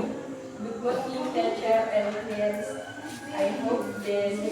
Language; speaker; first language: English; non-native, learner; Indonesian